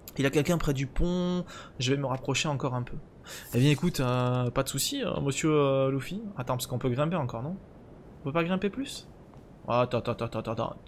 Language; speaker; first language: French; native; French